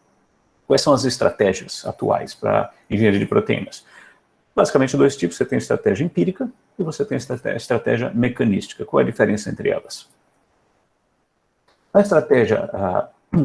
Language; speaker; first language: Portuguese; native; Portuguese